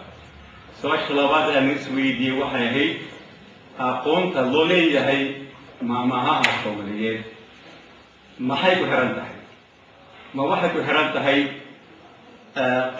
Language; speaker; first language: Somali; native; Somali